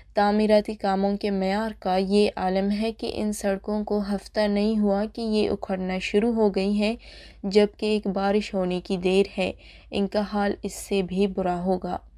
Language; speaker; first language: Urdu; non-native, local second language; Baluchi